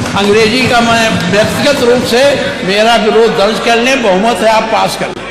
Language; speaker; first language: Hindi; native; Hindi